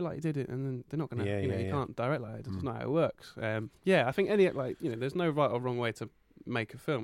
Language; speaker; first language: English; native; English